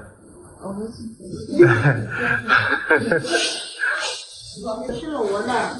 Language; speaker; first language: Chinese; non-native, learner; Lao